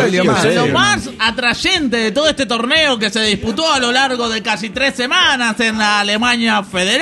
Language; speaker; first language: Spanish; native; Spanish